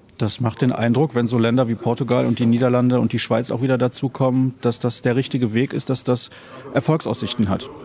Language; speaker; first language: German; native; German